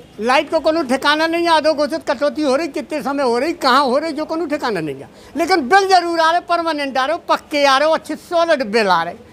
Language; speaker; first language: Hindi; native; Hindi